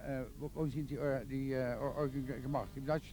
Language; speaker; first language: German; non-native, learner; Dutch